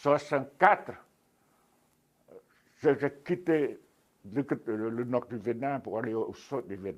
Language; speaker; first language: French; non-native, fluent; Vietnamese